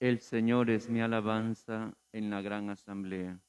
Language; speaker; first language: Spanish; native; Spanish